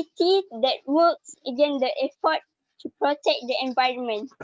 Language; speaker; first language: English; non-native, learner; Indonesian